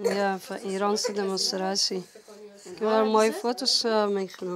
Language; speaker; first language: Dutch; non-native, fluent; Persian